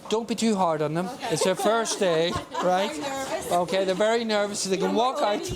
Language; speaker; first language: English; native; English